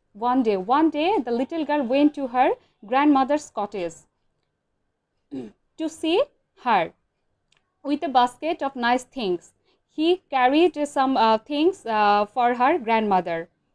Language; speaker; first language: English; non-native, local second language; Bangla